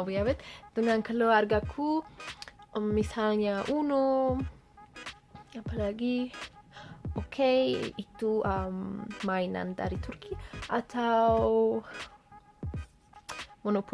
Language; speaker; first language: Indonesian; non-native, learner; Turkish